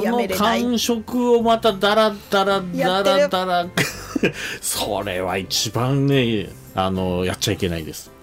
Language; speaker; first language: Japanese; native; Japanese